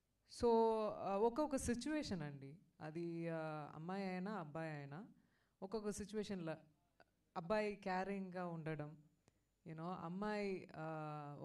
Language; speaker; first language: Telugu; non-native, fluent; Tamil